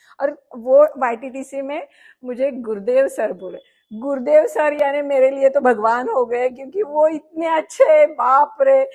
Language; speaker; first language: Hindi; non-native, local second language; Marathi